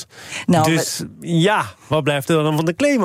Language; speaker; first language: Dutch; native; Dutch